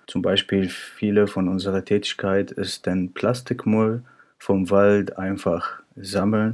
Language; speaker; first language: German; non-native, fluent; Arabic